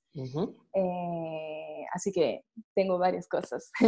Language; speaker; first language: Spanish; non-native, fluent; French